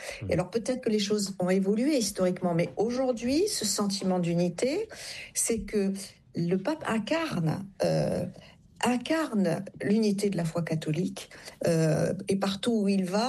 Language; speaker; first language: French; native; French